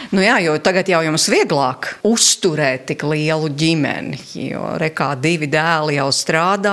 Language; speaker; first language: Latvian; native; Latvian